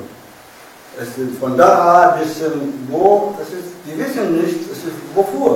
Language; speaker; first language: German; non-native, learner; Arabic